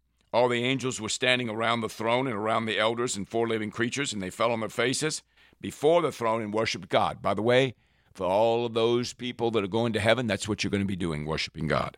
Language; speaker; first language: English; native; English